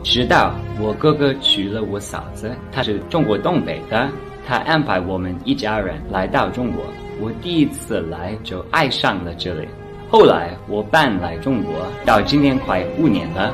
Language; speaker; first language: Chinese; non-native, fluent; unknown